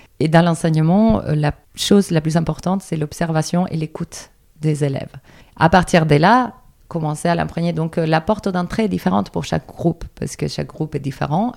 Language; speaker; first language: French; non-native, fluent; Spanish